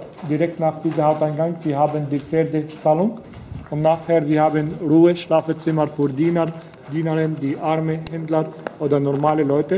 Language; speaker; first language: German; non-native, fluent; Arabic